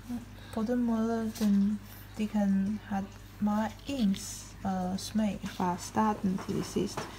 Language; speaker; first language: Danish; non-native, fluent; Chinese